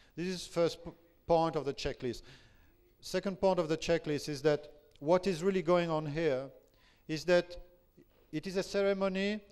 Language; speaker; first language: English; non-native, fluent; French